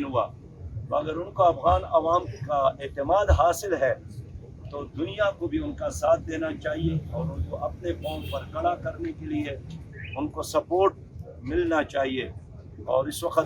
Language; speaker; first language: Urdu; non-native, local second language; Pashto